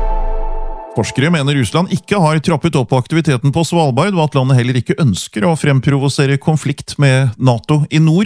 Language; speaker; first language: Norwegian; native; Norwegian